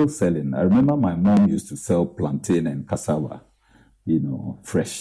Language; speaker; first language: English; non-native, local second language; Akan